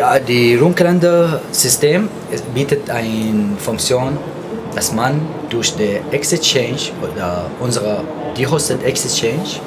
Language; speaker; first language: German; non-native, fluent; Arabic